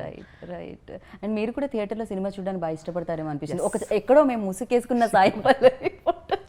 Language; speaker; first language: Telugu; native; Telugu